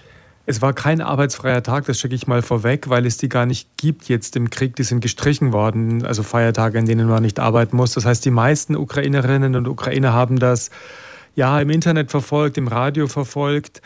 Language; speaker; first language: German; native; German